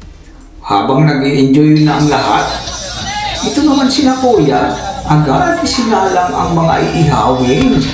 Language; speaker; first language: Filipino; native; Filipino